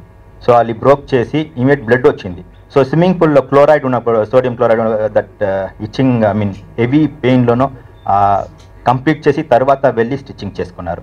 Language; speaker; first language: Telugu; non-native, learner; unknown